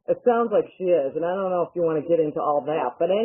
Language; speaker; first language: English; native; English